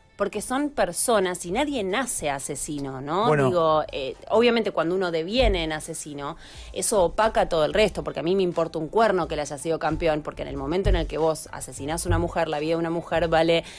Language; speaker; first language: Spanish; native; Spanish